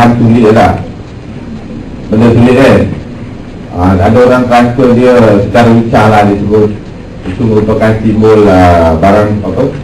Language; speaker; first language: Malay; non-native, local second language; Tamil